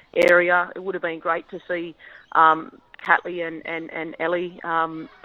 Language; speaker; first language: English; native; English